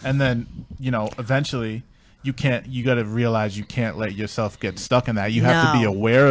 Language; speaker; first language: English; native; English